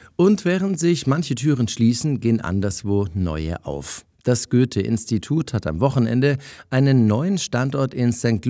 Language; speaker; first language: German; native; German